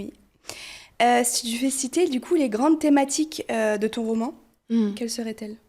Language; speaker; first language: French; early bilingual, other home language; Portuguese